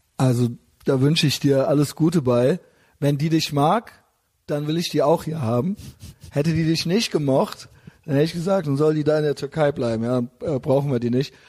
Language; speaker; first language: German; native; German